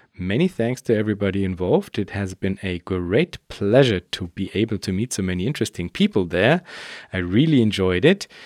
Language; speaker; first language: English; non-native, fluent; German